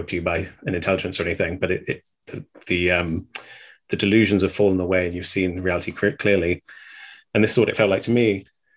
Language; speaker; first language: English; native; English